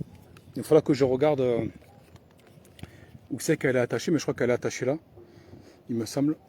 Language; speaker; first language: French; native; French